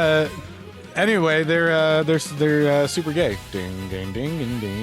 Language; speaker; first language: English; native; English